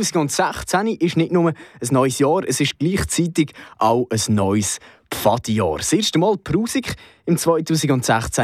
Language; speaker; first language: German; native; German